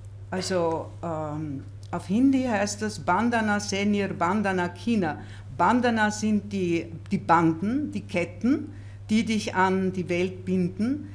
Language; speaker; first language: German; native; German